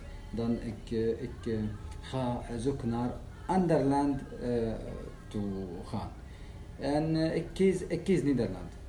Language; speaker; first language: Dutch; non-native, learner; Arabic